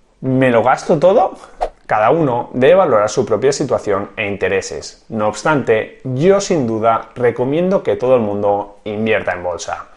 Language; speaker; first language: Spanish; native; Spanish